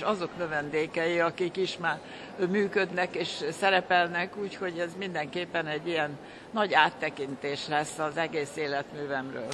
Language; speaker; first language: Hungarian; native; Hungarian